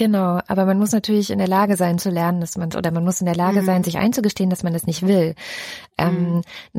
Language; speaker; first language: German; native; German